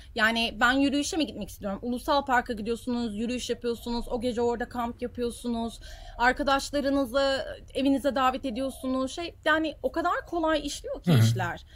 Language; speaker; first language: Turkish; native; Turkish